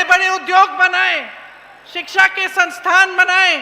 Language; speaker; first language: Hindi; native; Hindi